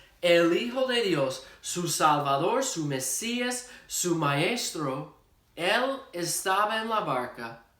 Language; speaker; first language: Spanish; non-native, fluent; English